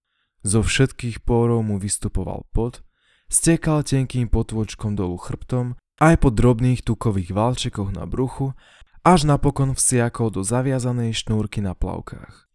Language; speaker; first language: Slovak; native; Slovak